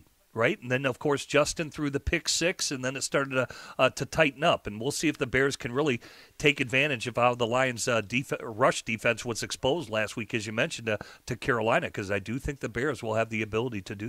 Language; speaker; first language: English; native; English